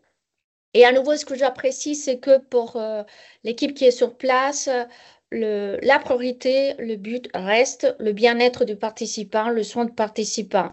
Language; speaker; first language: French; non-native, fluent; Spanish